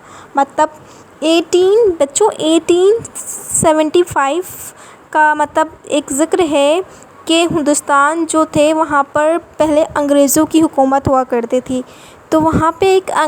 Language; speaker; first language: Urdu; non-native, local second language; Sindhi